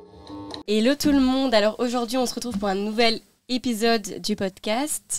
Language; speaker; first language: French; native; French